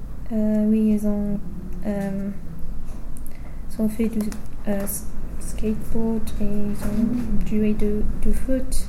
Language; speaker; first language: French; non-native, fluent; English